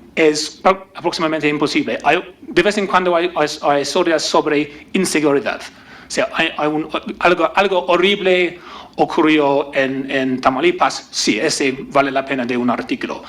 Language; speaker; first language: Spanish; non-native, learner; English